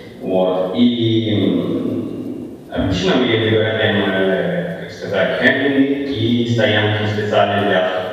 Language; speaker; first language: Russian; non-native, learner; Italian